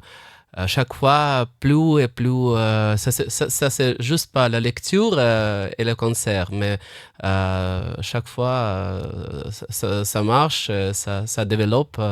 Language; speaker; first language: French; non-native, fluent; Russian